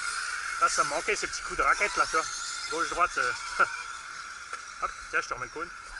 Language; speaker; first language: French; native; French